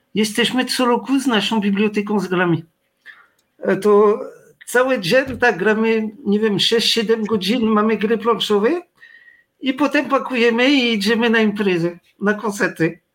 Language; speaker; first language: Polish; non-native, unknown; French